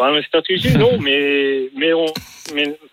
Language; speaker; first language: French; non-native, learner; Portuguese